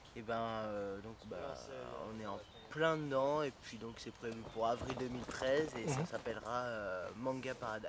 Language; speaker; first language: French; native; French